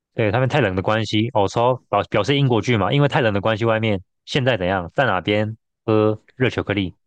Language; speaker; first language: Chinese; native; Chinese